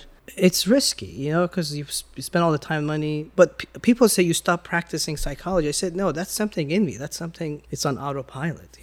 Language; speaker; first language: English; early bilingual, other home language; Persian